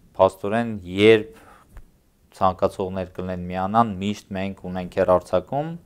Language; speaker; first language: Armenian; native; Armenian